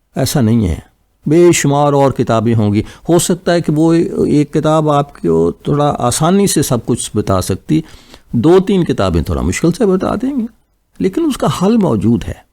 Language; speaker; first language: Urdu; non-native, local second language; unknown